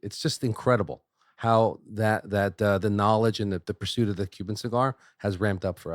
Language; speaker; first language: English; native; English